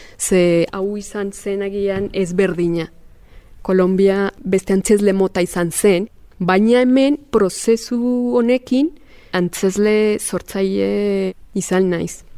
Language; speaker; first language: Basque; non-native, fluent; Spanish